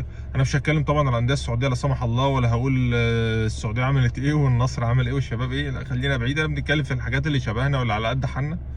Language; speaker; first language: Arabic; native; Arabic